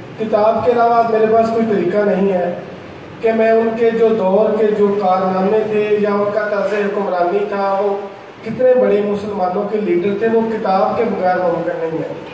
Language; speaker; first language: Urdu; non-native, local second language; Punjabi